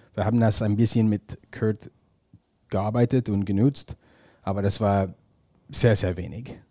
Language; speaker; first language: German; non-native, fluent; English